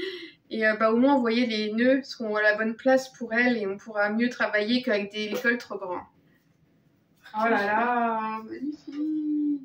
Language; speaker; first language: French; native; French